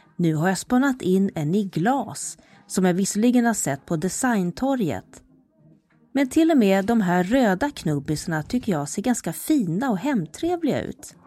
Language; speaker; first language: Swedish; native; Swedish